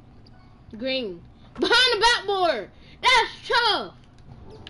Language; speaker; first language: English; native; English